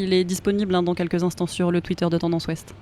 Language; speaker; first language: French; native; French